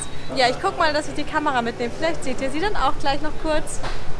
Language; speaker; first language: German; native; German